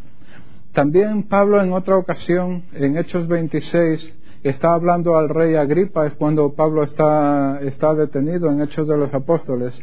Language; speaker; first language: Spanish; native; Spanish